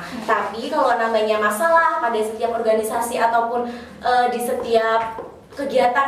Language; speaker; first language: Indonesian; native; Indonesian